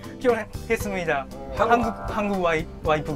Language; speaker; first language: Korean; non-native, fluent; Japanese